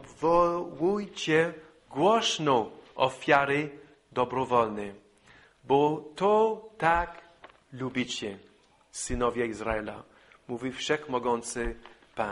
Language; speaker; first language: Polish; non-native, fluent; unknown